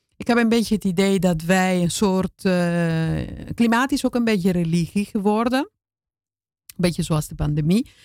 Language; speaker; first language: Dutch; non-native, fluent; Italian